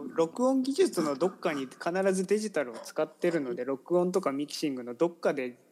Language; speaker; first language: Japanese; native; Japanese